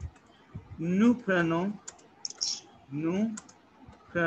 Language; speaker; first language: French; non-native, learner; Hindi